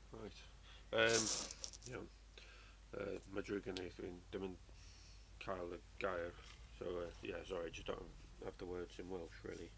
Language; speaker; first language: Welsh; non-native, learner; English